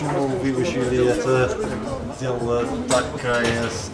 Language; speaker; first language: Russian; non-native, learner; English